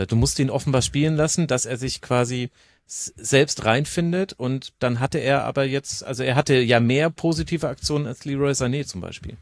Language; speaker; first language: German; native; German